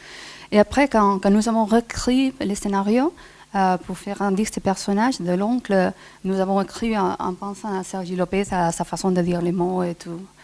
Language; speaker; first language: French; non-native, fluent; Spanish